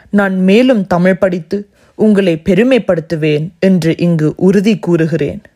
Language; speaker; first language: Tamil; early bilingual, heritage; Tamil